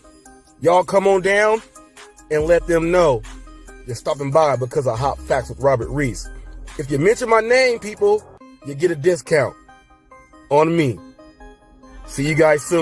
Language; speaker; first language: English; native; English